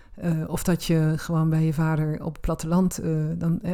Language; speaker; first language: Dutch; native; Dutch